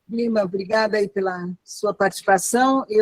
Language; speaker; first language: Portuguese; native; Portuguese